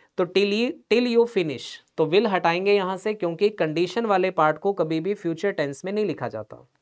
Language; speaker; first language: Hindi; non-native, local second language; Punjabi